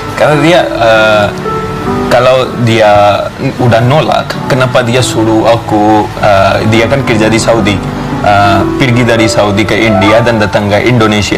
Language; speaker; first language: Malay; non-native, fluent; Hindi